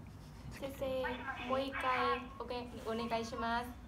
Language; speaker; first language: Japanese; non-native, learner; Thai